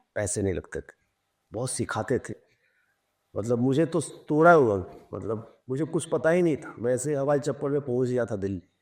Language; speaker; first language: Hindi; native; Hindi